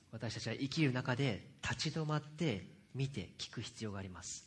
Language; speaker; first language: Japanese; native; Japanese